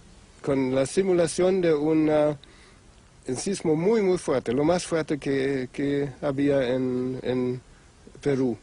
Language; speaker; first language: Spanish; non-native, fluent; German